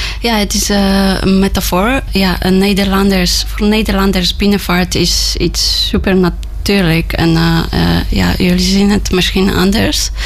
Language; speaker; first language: Dutch; non-native, learner; Polish